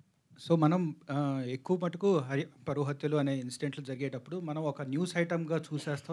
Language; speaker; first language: Telugu; native; Telugu